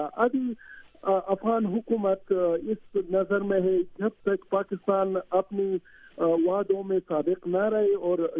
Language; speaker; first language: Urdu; non-native, learner; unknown